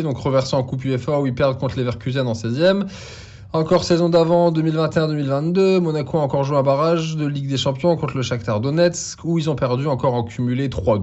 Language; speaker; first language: French; native; French